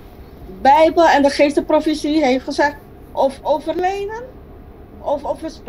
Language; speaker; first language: Dutch; non-native, local second language; Papiamento